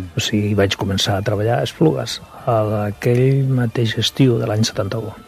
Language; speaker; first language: Catalan; non-native, local second language; Spanish